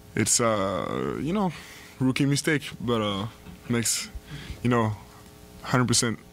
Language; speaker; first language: English; non-native, fluent; French